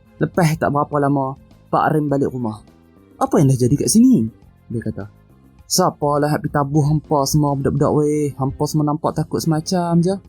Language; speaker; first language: Malay; native; Malay